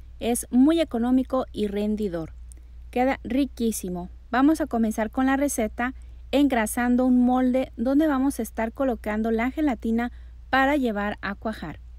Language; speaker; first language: Spanish; native; Spanish